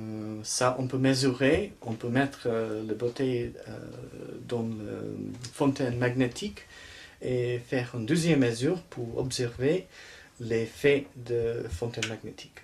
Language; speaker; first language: French; non-native, fluent; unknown